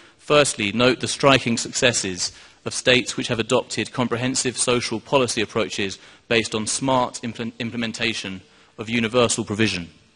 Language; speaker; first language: English; native; English